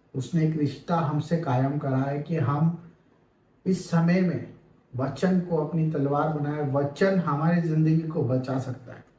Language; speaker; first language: Hindi; native; Hindi